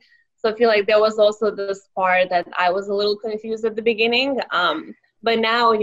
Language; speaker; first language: English; non-native, fluent; Lithuanian